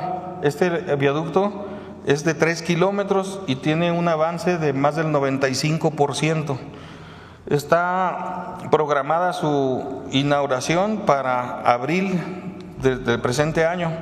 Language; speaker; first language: Spanish; native; Spanish